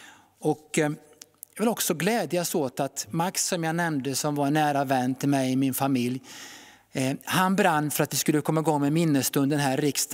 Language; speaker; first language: Swedish; native; Swedish